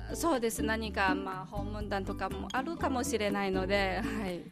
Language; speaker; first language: Japanese; non-native, fluent; Chinese